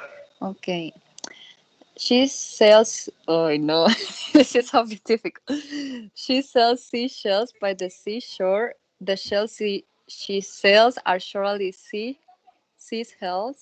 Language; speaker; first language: English; non-native, learner; Spanish